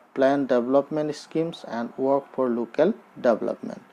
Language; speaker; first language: English; non-native, local second language; Assamese